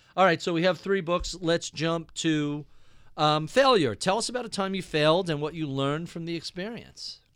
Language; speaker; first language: English; native; English